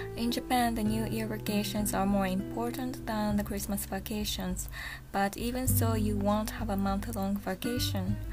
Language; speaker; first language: English; non-native, fluent; Japanese